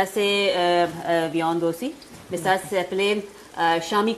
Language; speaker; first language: French; non-native, learner; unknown